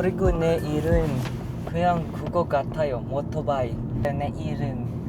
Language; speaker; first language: Korean; non-native, learner; Filipino